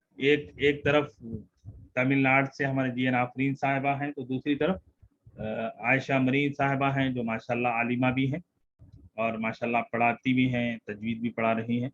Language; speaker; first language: Urdu; native; Urdu